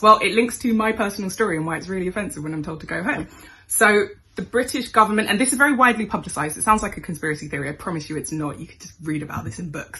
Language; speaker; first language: English; native; English